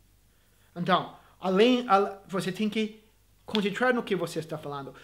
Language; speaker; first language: Portuguese; non-native, fluent; English